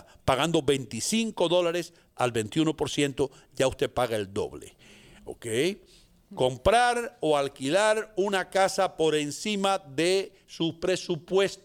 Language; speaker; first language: Spanish; native; Spanish